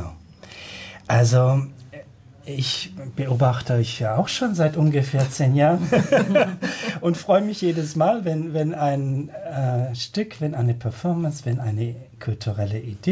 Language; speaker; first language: German; native; German